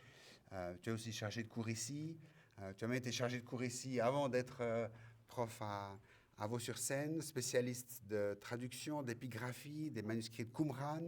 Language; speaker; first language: French; native; French